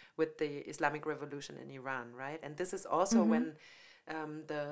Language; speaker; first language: English; non-native, fluent; German